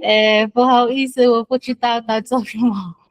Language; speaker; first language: Chinese; non-native, learner; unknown